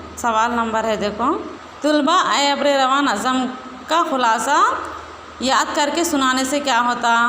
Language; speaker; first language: Urdu; native; Urdu